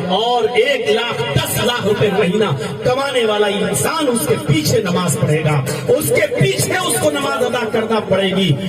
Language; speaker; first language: Urdu; native; Urdu